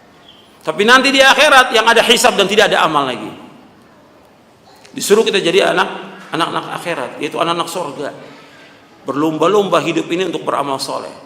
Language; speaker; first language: Indonesian; native; Indonesian